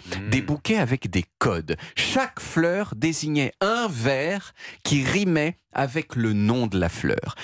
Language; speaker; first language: French; native; French